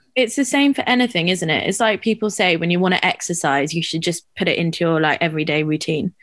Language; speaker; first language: English; native; English